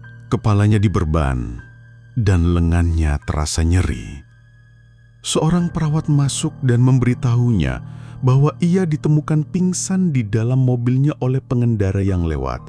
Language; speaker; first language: Indonesian; native; Indonesian